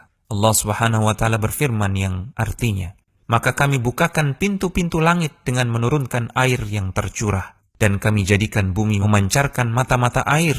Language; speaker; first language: Indonesian; native; Indonesian